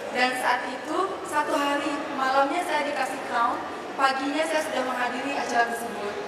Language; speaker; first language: Indonesian; non-native, local second language; Minangkabau